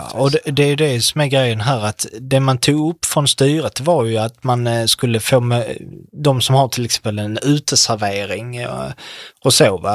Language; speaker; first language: Swedish; native; Swedish